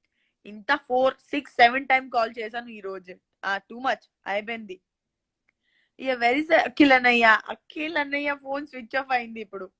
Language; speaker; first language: Telugu; non-native, local second language; Gujarati